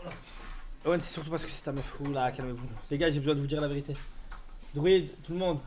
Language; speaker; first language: French; native; French